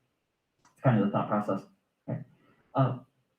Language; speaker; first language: English; native; English